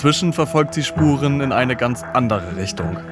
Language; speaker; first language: German; native; German